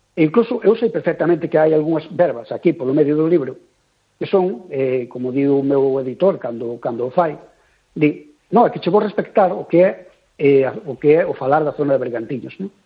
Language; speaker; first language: Galician; native; Galician